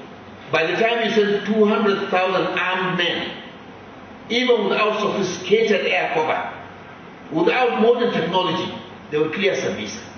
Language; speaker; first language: English; non-native, local second language; Hausa